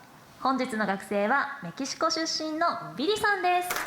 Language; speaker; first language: Japanese; native; Japanese